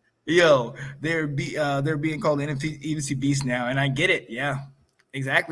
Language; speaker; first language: English; native; English